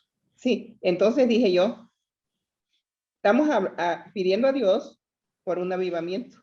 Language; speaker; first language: Spanish; native; Spanish